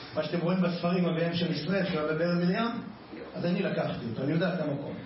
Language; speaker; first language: Hebrew; native; Hebrew